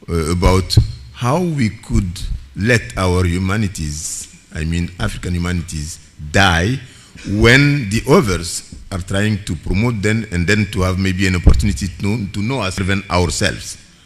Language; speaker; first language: English; non-native, fluent; Bambara